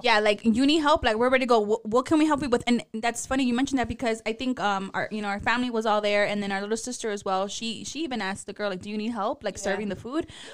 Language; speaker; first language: English; early bilingual, other home language; Spanish